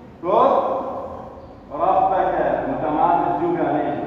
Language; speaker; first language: Indonesian; non-native, learner; Arabic